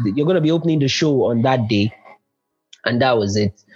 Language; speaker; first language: English; non-native, local second language; Yoruba